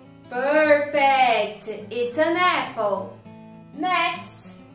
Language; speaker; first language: English; non-native, fluent; Portuguese